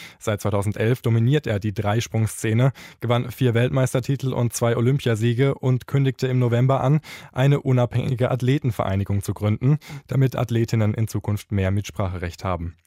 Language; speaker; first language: German; native; German